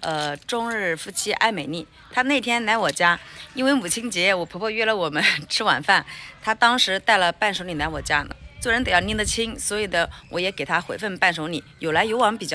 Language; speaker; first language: Chinese; native; Chinese